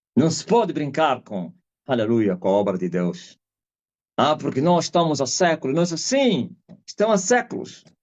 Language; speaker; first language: Portuguese; non-native, local second language; Kongo